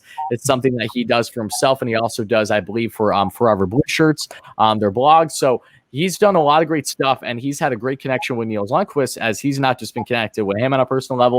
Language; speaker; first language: English; native; English